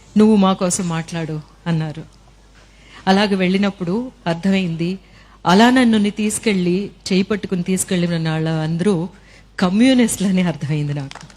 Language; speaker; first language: Telugu; native; Telugu